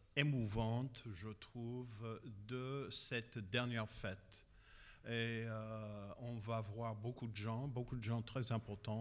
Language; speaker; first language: French; non-native, fluent; English